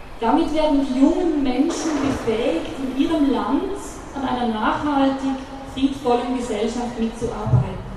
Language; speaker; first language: German; native; German